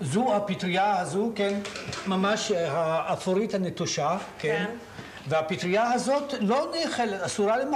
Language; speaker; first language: Hebrew; native; Hebrew